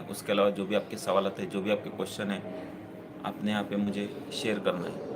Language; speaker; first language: Hindi; non-native, local second language; Marathi